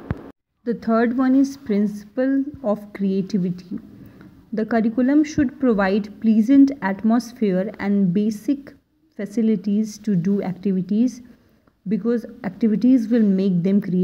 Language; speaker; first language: English; non-native, local second language; Hindi